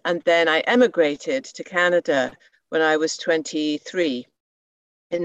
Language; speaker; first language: English; native; English